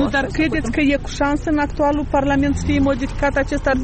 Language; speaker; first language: Romanian; native; Romanian